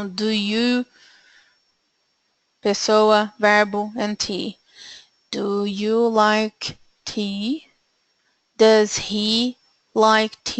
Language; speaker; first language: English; non-native, fluent; Portuguese